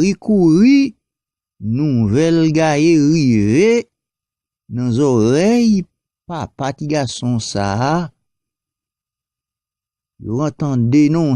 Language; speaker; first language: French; non-native, local second language; Haitian Creole